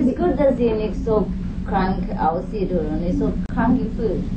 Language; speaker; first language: German; non-native, learner; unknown